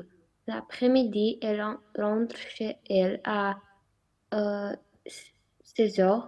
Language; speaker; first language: French; non-native, learner; Romanian